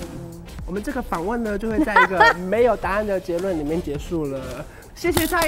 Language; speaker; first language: Chinese; native; Chinese